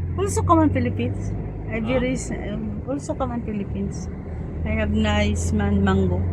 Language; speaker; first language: English; non-native, learner; Filipino